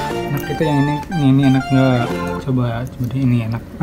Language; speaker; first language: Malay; non-native, local second language; Sundanese